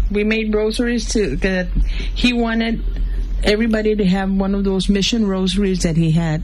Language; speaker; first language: English; early bilingual, other home language; Spanish